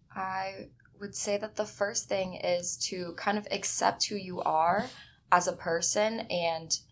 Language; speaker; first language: English; early bilingual, other home language; Chinese